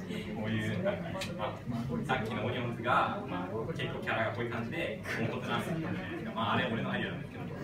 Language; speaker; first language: Japanese; native; Japanese